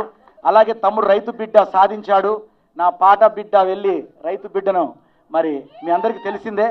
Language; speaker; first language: Telugu; native; Telugu